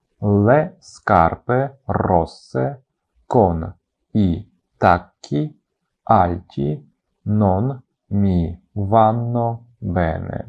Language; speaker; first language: Italian; non-native, fluent; Ukrainian